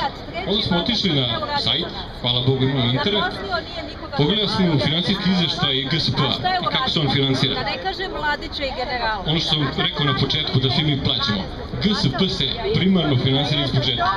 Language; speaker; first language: Serbian; native; Serbian